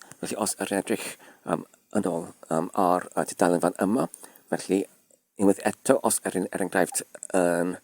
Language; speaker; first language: Welsh; non-native, fluent; English